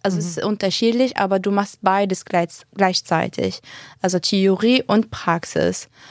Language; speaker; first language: German; non-native, fluent; Arabic